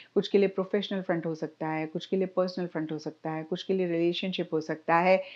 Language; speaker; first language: Hindi; native; Hindi